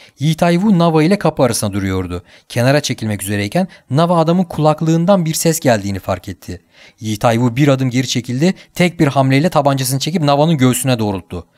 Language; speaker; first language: Turkish; native; Turkish